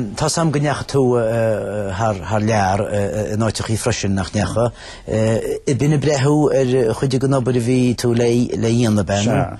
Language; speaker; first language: Irish; native; Irish